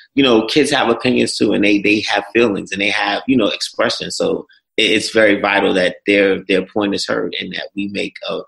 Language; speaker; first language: English; native; English